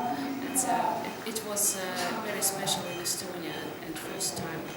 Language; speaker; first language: English; non-native, learner; Estonian